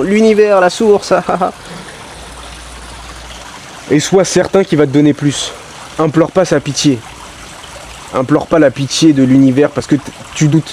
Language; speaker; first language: French; native; French